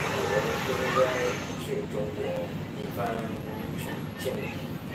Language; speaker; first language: Chinese; non-native, learner; Japanese